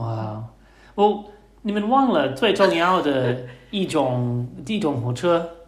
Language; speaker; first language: Chinese; non-native, learner; English